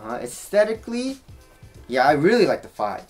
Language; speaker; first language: English; native; English